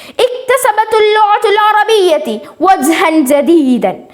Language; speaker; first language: Arabic; non-native, learner; Malayalam